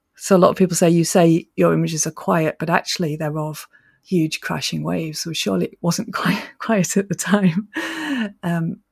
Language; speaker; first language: English; native; English